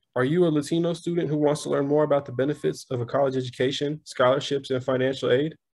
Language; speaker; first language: English; native; English